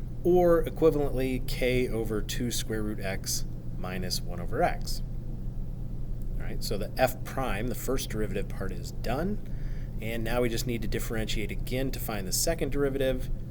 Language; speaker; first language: English; native; English